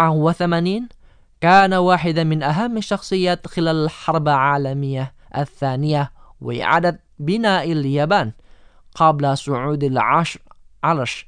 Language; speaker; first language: Arabic; non-native, fluent; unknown